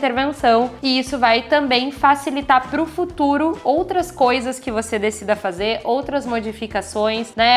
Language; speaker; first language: Portuguese; native; Portuguese